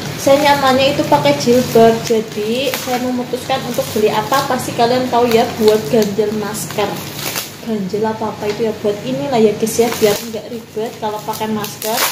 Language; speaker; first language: Indonesian; non-native, local second language; Javanese